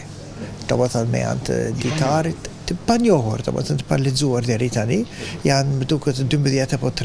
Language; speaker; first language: Albanian; non-native, fluent; English